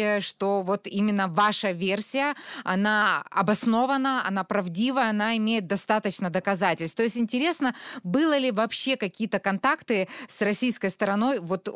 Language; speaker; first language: Russian; native; Russian